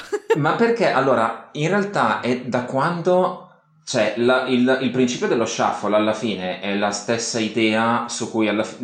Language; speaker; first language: Italian; native; Italian